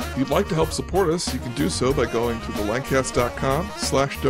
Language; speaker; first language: English; native; English